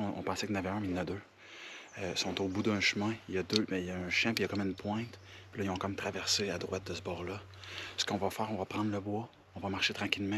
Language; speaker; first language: French; native; French